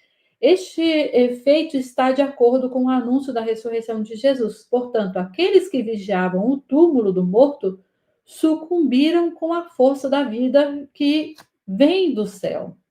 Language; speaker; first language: Portuguese; native; Portuguese